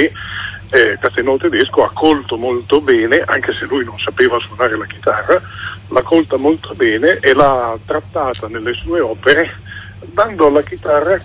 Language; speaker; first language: Italian; native; Italian